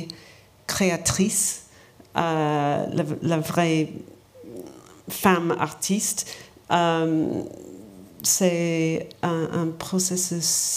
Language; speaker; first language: French; non-native, learner; English